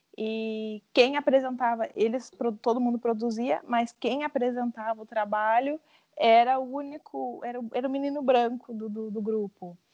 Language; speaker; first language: Portuguese; native; Portuguese